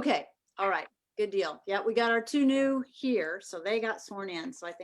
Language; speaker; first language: English; native; English